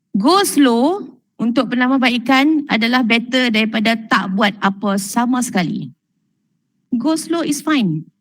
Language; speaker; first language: Malay; native; Malay